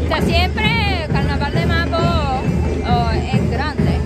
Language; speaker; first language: Spanish; non-native, learner; Japanese